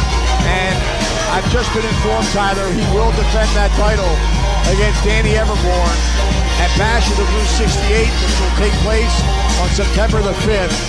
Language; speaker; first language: English; native; English